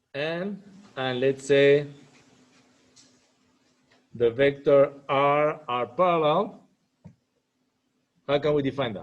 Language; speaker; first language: English; non-native, fluent; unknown